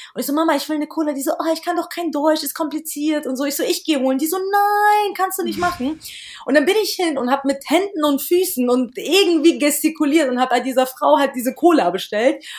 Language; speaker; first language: German; early bilingual, other home language; Persian